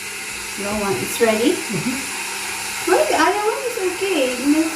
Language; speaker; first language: English; non-native, local second language; Filipino